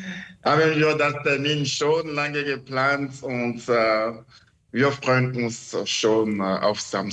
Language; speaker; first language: German; non-native, learner; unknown